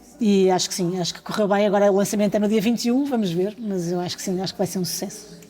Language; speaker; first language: Portuguese; native; Portuguese